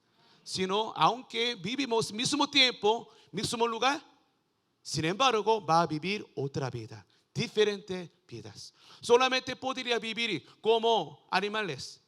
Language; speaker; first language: Spanish; non-native, learner; Korean